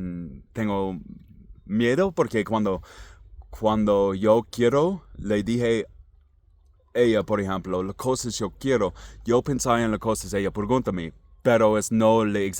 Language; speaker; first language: Spanish; non-native, learner; English